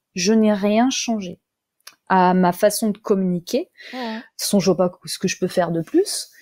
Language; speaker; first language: French; native; French